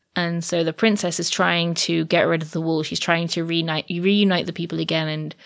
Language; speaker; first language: English; native; English